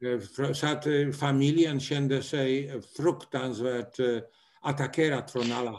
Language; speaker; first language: Swedish; non-native, fluent; Polish